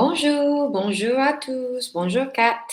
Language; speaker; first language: French; non-native, learner; Filipino